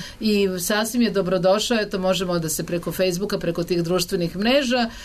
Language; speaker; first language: Serbian; native; Serbian